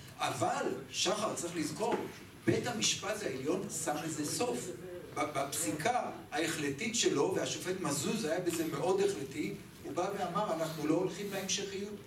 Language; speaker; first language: Hebrew; native; Hebrew